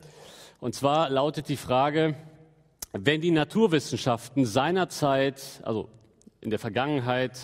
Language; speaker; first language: German; native; German